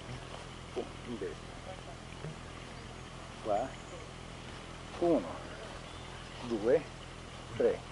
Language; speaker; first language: Italian; native; Italian